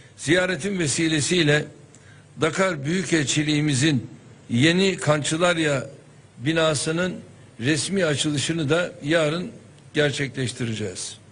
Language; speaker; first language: Turkish; native; Turkish